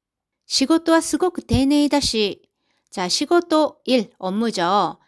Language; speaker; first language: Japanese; non-native, fluent; Korean